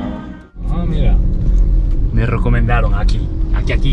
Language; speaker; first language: Spanish; non-native, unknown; Japanese